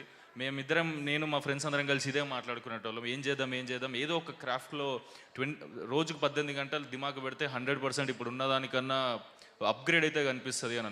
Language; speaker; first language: Telugu; native; Telugu